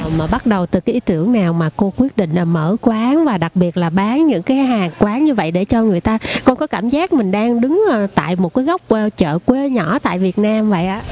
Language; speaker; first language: Vietnamese; native; Vietnamese